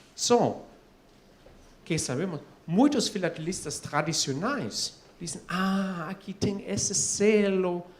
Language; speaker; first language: Portuguese; non-native, fluent; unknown